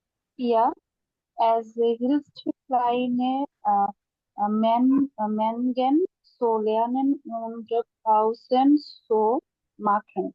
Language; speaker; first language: German; non-native, learner; Bangla